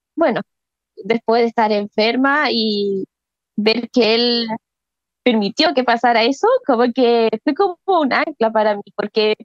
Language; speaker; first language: Spanish; native; Spanish